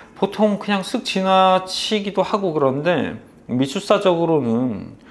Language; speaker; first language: Korean; native; Korean